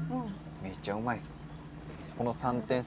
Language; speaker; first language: Japanese; native; Japanese